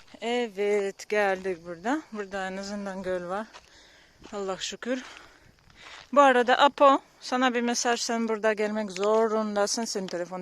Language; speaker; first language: Turkish; non-native, learner; Russian